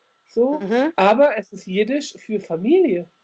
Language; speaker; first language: German; native; German